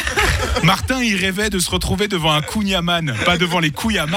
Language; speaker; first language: French; native; French